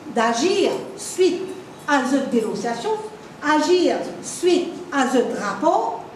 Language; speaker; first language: French; non-native, local second language; Morisyen